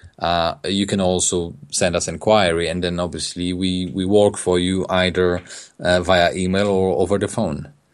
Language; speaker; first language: English; non-native, fluent; Polish